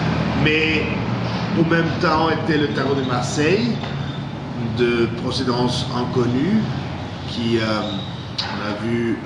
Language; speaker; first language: French; non-native, fluent; English